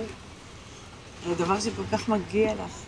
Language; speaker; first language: Hebrew; native; Hebrew